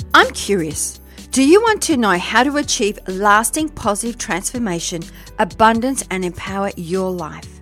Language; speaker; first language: English; early bilingual, other home language; French